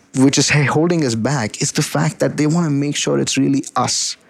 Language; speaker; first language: English; non-native, local second language; Hindi